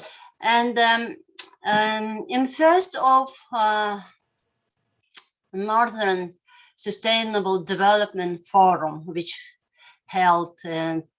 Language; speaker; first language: English; non-native, learner; Russian